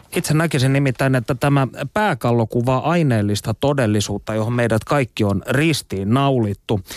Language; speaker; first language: Finnish; native; Finnish